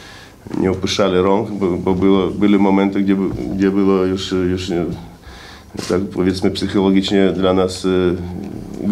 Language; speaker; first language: Polish; native; Polish